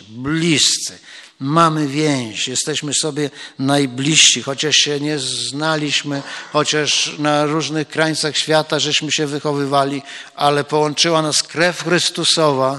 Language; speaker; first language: Polish; native; Polish